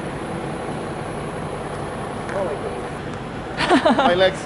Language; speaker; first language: English; non-native, learner; Polish